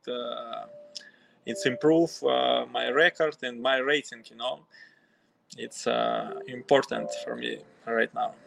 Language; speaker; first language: English; non-native, learner; Russian